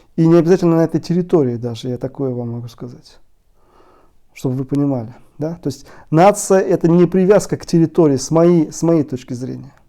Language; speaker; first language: Russian; native; Russian